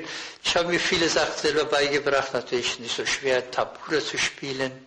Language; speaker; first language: German; non-native, fluent; Persian